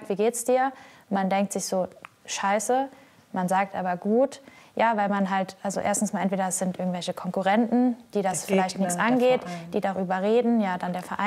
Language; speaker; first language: German; native; German